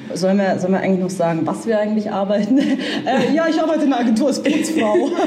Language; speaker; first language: German; native; German